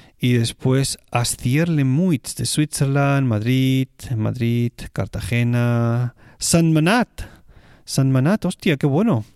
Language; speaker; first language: Spanish; native; Spanish